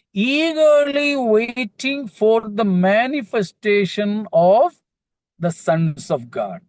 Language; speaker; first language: English; non-native, local second language; Malayalam